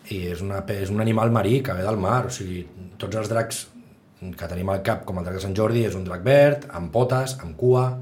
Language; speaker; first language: Catalan; native; Catalan